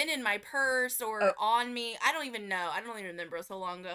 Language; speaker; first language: English; native; English